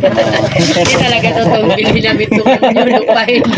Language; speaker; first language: Filipino; non-native, local second language; Cebuano